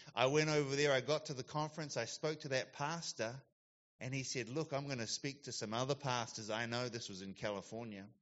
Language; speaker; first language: English; native; English